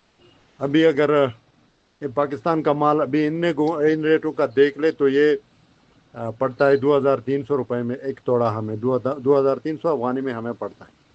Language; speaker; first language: Hindi; non-native, fluent; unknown